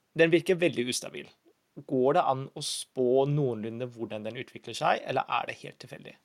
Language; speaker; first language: Norwegian; non-native, fluent; German